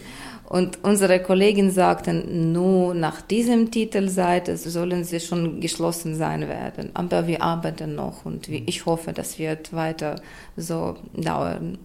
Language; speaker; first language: German; non-native, fluent; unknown